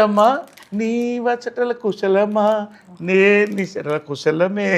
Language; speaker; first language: Telugu; native; Telugu